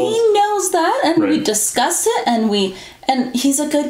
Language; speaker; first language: English; native; English